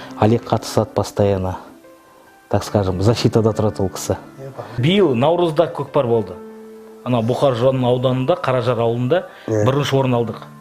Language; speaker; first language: Kazakh; native; Kazakh